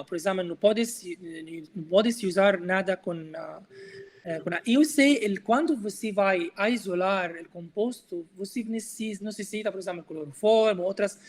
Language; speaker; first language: Portuguese; non-native, learner; Arabic